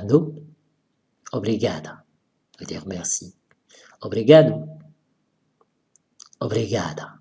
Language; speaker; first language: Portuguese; non-native, learner; French